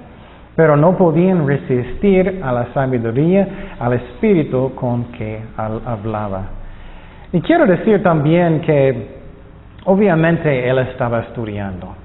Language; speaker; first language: Spanish; non-native, fluent; English